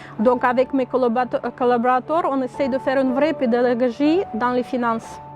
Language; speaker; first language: French; non-native, fluent; Russian